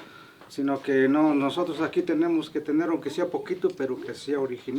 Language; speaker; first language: Spanish; native; Spanish